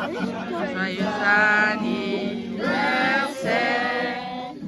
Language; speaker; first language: French; native; French